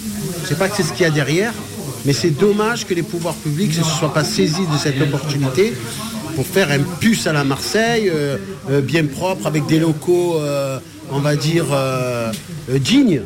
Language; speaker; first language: French; early bilingual, other home language; Arabic